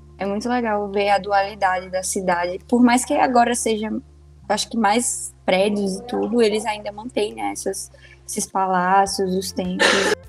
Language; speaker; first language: Portuguese; native; Portuguese